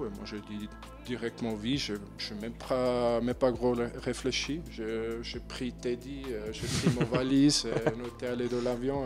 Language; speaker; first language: French; non-native, learner; German